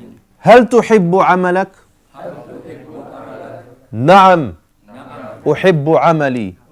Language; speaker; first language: Arabic; non-native, fluent; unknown